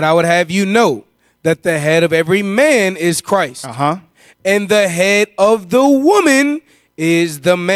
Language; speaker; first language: English; native; English